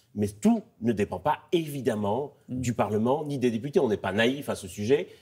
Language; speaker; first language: French; native; French